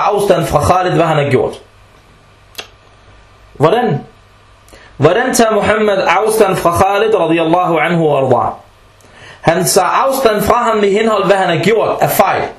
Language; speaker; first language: Danish; early bilingual, other home language; Arabic